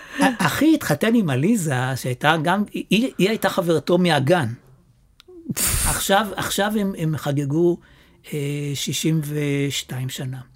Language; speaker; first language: Hebrew; native; Hebrew